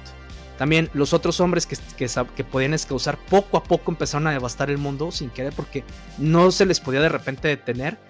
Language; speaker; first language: Spanish; native; Spanish